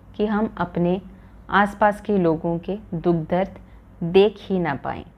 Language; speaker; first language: Hindi; non-native, local second language; Malayalam